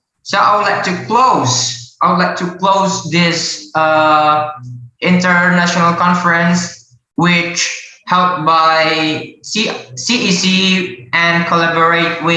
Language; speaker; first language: English; non-native, learner; Indonesian